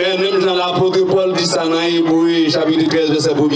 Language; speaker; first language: French; non-native, learner; Haitian Creole